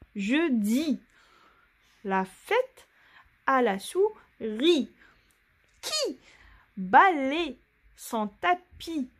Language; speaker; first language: French; non-native, local second language; Arabic